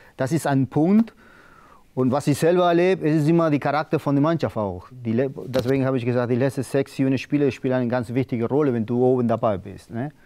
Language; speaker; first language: German; non-native, learner; Spanish